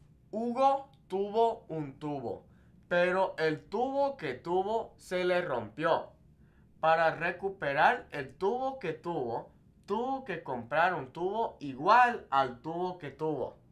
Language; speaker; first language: Spanish; non-native, fluent; English